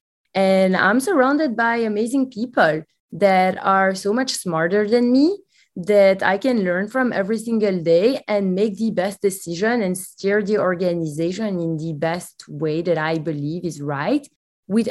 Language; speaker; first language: English; non-native, fluent; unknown